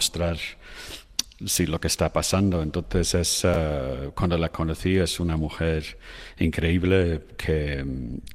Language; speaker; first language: Spanish; non-native, fluent; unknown